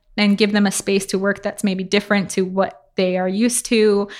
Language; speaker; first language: English; native; English